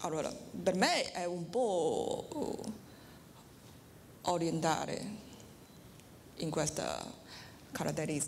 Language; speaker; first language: Italian; non-native, learner; Chinese